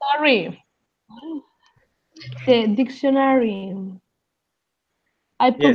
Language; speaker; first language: English; non-native, learner; Spanish